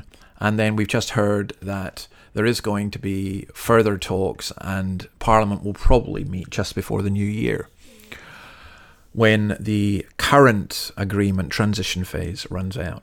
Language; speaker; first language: English; native; English